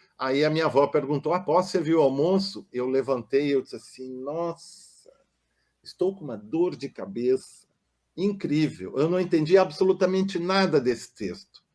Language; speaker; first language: Portuguese; non-native, local second language; German